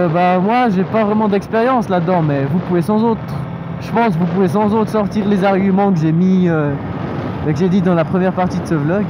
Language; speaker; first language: French; native; French